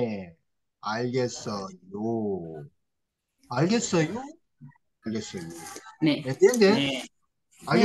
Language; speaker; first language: Spanish; non-native, learner; Korean